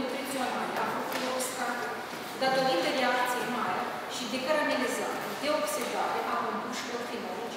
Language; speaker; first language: Romanian; native; Romanian